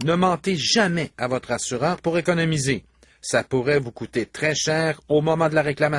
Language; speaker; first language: French; native; French